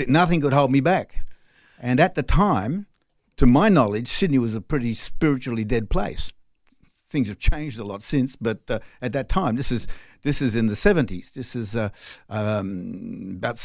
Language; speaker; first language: English; non-native, local second language; French